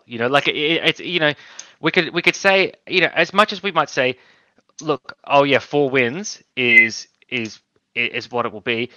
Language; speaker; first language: English; native; English